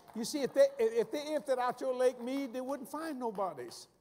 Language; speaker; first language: English; native; English